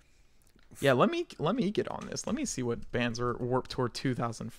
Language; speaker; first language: English; native; English